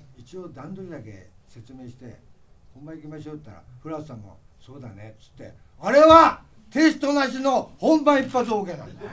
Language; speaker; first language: Japanese; native; Japanese